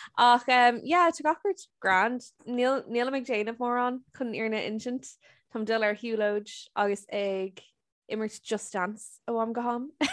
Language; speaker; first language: Irish; non-native, local second language; English